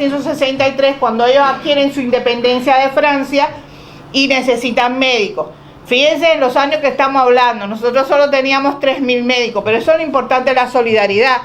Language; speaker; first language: Spanish; native; Spanish